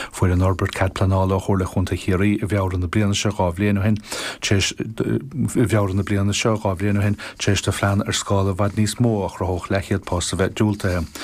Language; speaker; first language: Irish; native; Irish